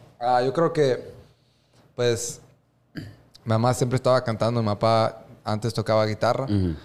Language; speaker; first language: Spanish; early bilingual, heritage; Spanish